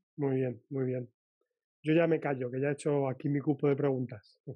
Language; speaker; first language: Spanish; native; Spanish